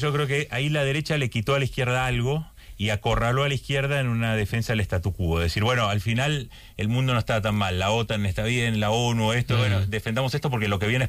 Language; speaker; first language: Spanish; native; Spanish